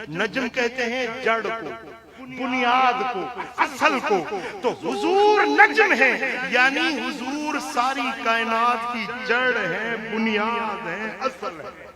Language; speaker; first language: Urdu; non-native, local second language; Sindhi